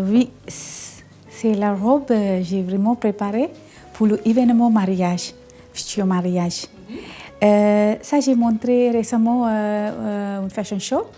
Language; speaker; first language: French; non-native, learner; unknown